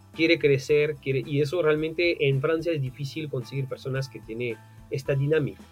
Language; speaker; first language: Spanish; non-native, fluent; French